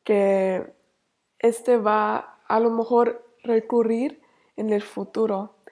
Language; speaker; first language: Spanish; non-native, learner; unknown